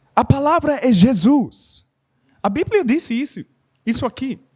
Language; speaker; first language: Portuguese; non-native, learner; English